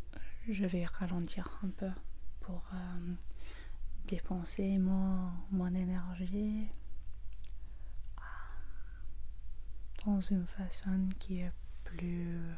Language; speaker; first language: French; non-native, learner; English